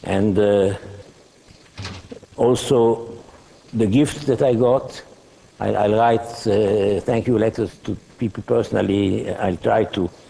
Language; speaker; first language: English; non-native, fluent; Hebrew